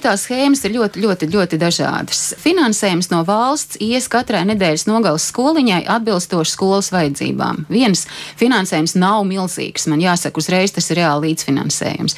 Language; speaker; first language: Latvian; native; Latvian